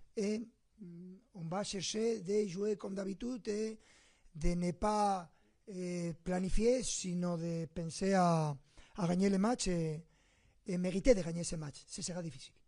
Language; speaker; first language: French; non-native, fluent; Spanish